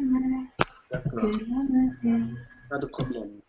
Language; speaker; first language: French; non-native, learner; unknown